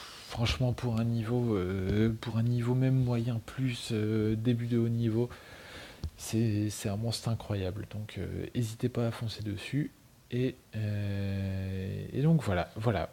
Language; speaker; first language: French; native; French